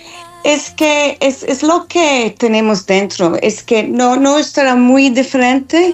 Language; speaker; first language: Spanish; non-native, fluent; English